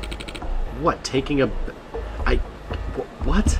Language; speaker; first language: English; native; English